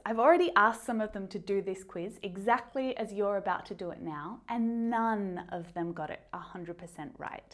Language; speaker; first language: English; native; English